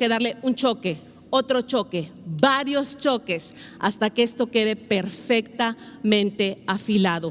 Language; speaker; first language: Spanish; native; Spanish